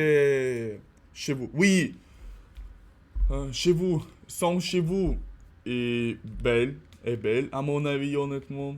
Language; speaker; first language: French; non-native, learner; Russian